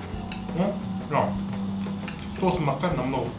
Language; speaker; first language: Russian; non-native, learner; Korean